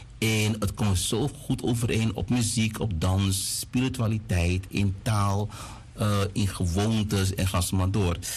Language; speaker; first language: Dutch; native; Dutch